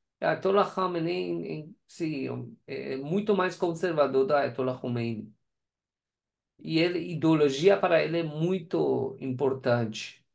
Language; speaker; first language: Portuguese; non-native, learner; Persian